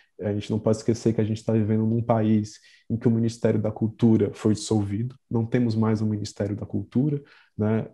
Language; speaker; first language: Portuguese; native; Portuguese